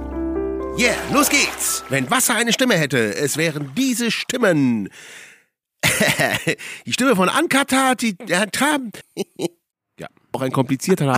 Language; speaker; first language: German; native; German